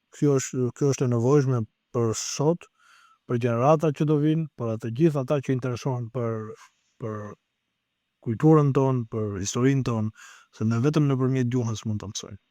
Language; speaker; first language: Albanian; native; Albanian